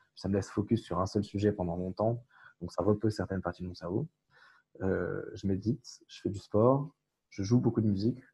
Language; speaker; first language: French; non-native, local second language; Arabic